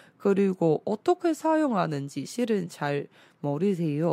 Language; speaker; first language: Korean; non-native, fluent; Chinese